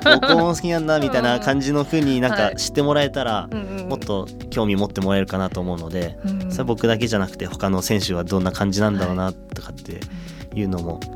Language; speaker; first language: Japanese; native; Japanese